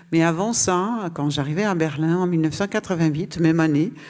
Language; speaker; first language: French; non-native, fluent; German